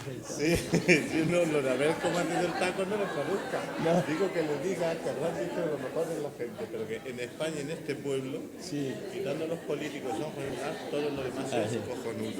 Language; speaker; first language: Spanish; native; Spanish